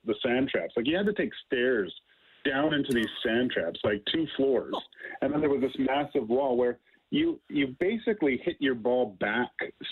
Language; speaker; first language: English; native; English